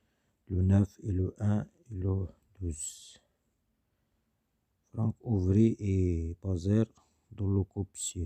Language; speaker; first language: French; non-native, learner; Arabic